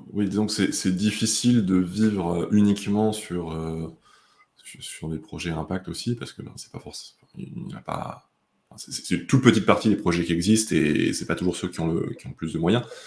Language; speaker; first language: French; native; French